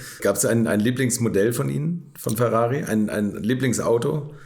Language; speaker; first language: German; native; German